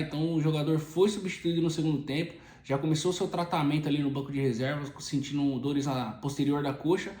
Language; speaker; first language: Portuguese; native; Portuguese